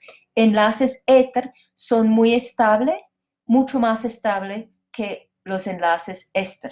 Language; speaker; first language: Spanish; non-native, fluent; English